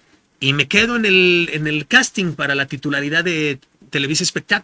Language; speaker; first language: Spanish; native; Spanish